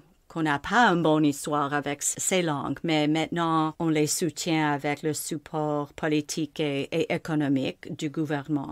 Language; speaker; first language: French; non-native, local second language; English